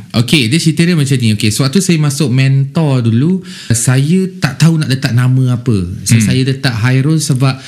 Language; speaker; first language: Malay; native; Malay